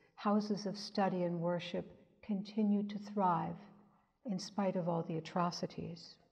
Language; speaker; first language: English; native; English